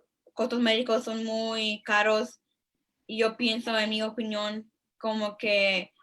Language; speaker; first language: Spanish; early bilingual, heritage; Spanish